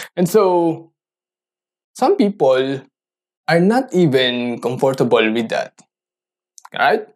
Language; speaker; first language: English; non-native, local second language; Filipino